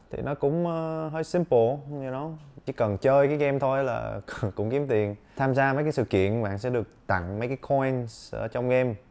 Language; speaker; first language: Vietnamese; early bilingual, heritage; Vietnamese